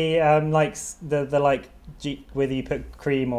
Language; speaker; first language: English; native; English